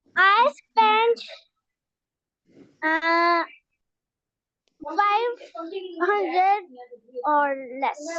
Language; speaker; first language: English; non-native, learner; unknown